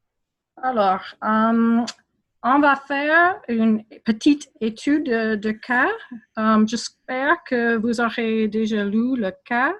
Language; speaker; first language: French; non-native, fluent; English